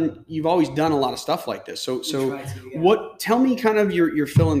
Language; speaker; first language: English; native; English